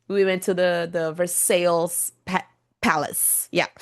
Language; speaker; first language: English; non-native, fluent; Portuguese